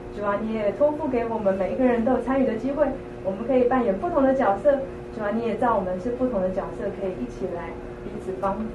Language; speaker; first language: Chinese; native; Chinese